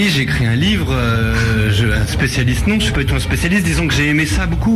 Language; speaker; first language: French; native; French